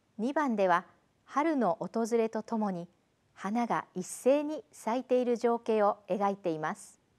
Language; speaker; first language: Japanese; native; Japanese